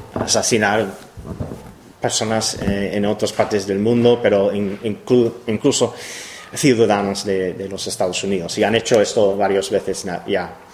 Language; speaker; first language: Spanish; non-native, fluent; English